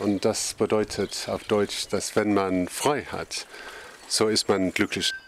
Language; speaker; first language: German; non-native, fluent; English